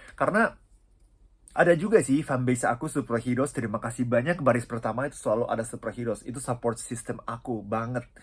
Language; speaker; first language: Indonesian; non-native, fluent; Japanese